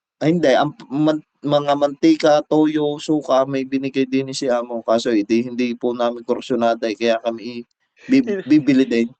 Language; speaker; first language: Filipino; native; Filipino